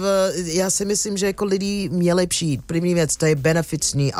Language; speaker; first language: Czech; non-native, fluent; English